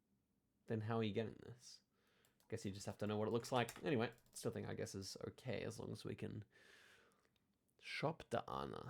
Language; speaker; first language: English; native; English